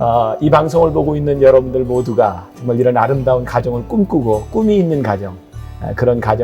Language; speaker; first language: Korean; native; Korean